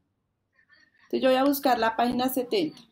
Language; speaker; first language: Spanish; native; Spanish